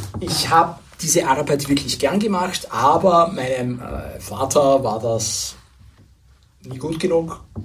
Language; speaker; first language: German; native; German